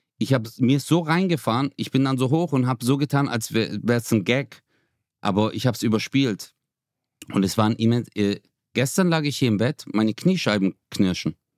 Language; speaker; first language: German; early bilingual, other home language; Turkish